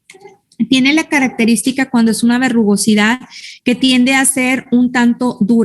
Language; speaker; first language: Spanish; native; Spanish